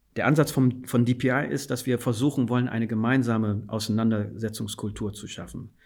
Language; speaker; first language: German; non-native, fluent; Fula